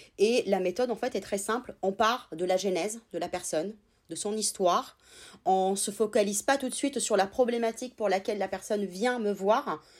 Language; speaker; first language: French; non-native, fluent; Italian